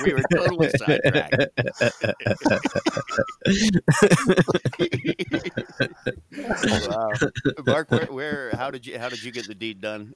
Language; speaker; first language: English; native; English